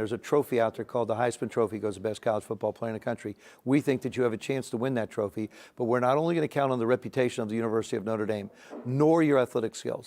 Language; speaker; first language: English; native; English